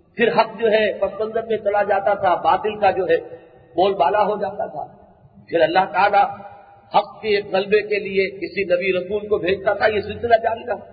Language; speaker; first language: Urdu; native; Urdu